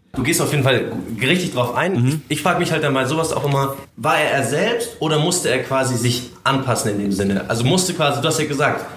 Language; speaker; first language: German; native; German